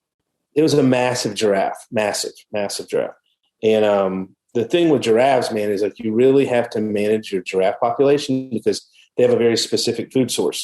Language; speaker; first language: English; native; English